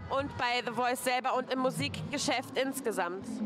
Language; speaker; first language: German; native; German